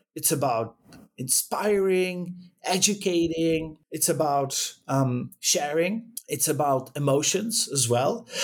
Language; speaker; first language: English; non-native, fluent; Czech